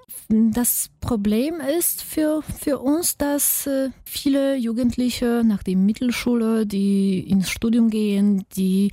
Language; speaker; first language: German; non-native, fluent; Polish